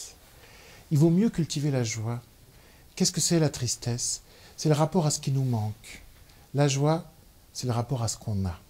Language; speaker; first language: French; native; French